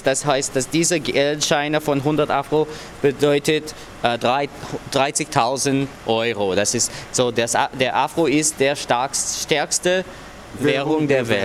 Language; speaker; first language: German; non-native, fluent; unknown